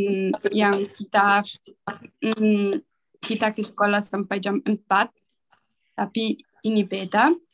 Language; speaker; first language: Indonesian; non-native, learner; Italian